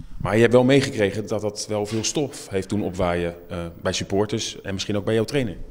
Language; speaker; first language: Dutch; native; Dutch